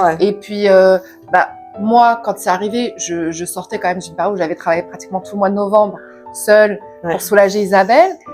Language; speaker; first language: French; early bilingual, other home language; Kabyle